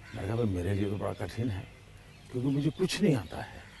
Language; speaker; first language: Hindi; non-native, local second language; Gujarati